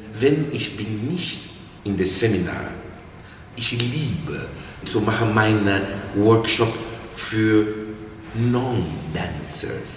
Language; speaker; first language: German; non-native, learner; Portuguese